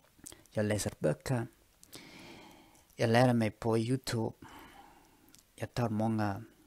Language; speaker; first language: Swedish; non-native, fluent; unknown